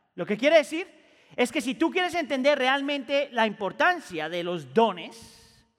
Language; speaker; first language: Spanish; native; Spanish